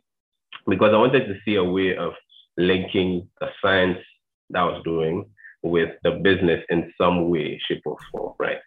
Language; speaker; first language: English; non-native, local second language; Akan